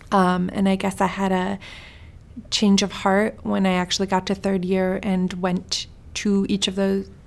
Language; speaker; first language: English; early bilingual, heritage; Swedish